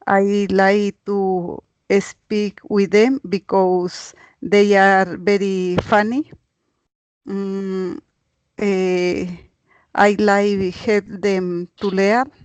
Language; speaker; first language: English; non-native, learner; Spanish